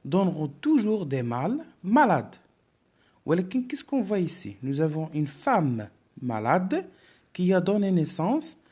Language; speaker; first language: French; non-native, local second language; Arabic